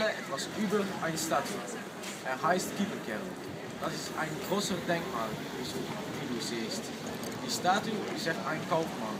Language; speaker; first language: German; non-native, learner; Dutch